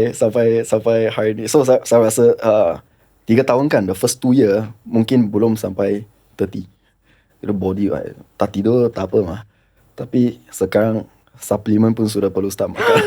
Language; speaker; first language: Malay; non-native, local second language; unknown